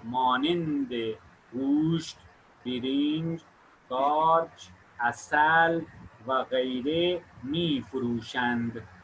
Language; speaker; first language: Persian; non-native, fluent; Urdu